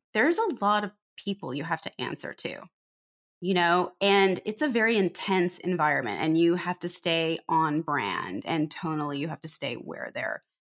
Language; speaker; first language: English; native; English